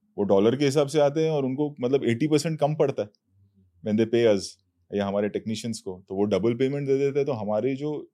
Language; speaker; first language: Hindi; native; Hindi